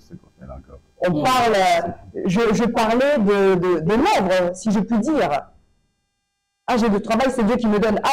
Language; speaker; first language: French; native; French